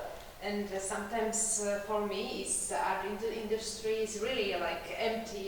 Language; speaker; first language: English; non-native, learner; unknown